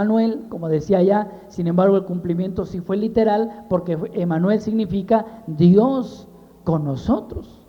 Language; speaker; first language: Spanish; native; Spanish